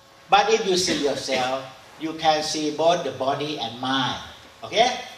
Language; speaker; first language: English; non-native, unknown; Thai